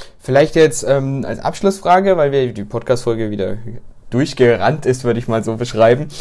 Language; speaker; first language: German; native; German